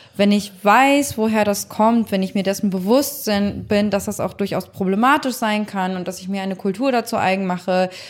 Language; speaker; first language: German; native; German